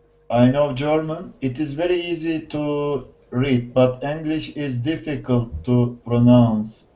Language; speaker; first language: English; non-native, learner; Turkish